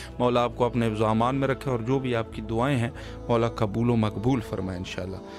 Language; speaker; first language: Urdu; native; Urdu